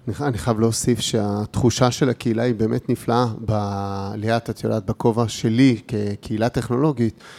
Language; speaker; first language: Hebrew; native; Hebrew